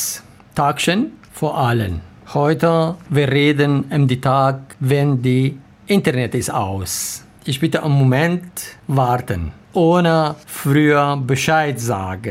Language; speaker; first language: German; non-native, learner; Arabic